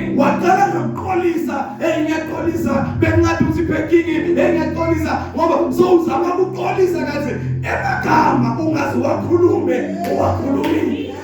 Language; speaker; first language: Zulu; non-native, local second language; Swati